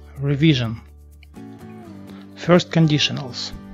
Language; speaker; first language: English; non-native, fluent; Russian